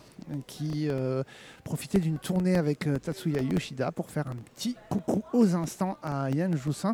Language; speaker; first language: French; native; French